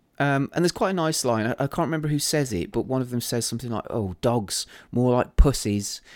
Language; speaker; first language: English; native; English